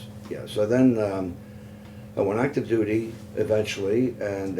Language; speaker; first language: English; native; English